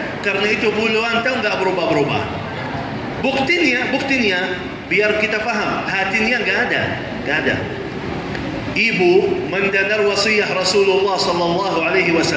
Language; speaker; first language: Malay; non-native, fluent; Arabic